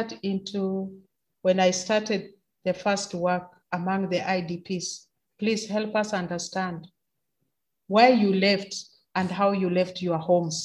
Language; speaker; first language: English; non-native, local second language; Luyia